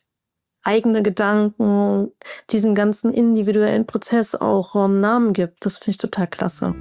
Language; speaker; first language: German; native; German